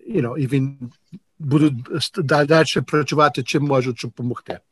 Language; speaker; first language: Ukrainian; early bilingual, heritage; Ukrainian